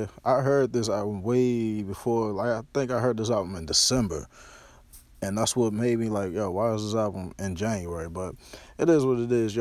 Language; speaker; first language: English; native; English